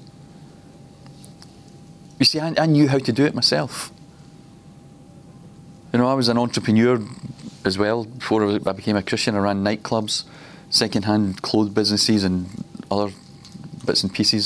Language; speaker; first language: English; native; English